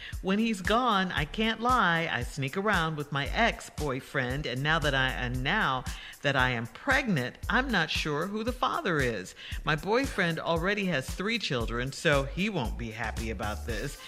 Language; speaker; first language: English; native; English